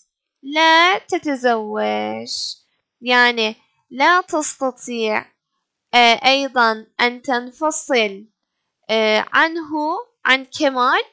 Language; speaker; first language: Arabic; non-native, fluent; Turkish